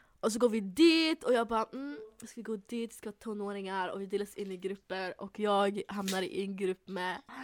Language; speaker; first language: Swedish; early bilingual, other home language; Somali